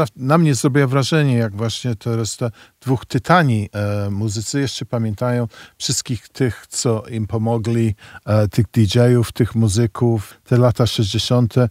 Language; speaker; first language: Polish; early bilingual, heritage; Polish